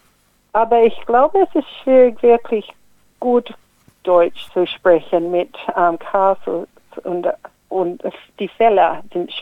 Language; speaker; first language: German; non-native, fluent; English